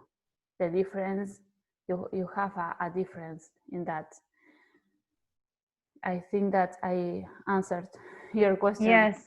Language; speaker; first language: English; non-native, fluent; Spanish